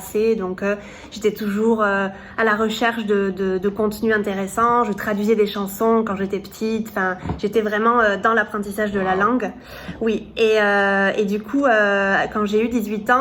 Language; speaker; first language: French; native; French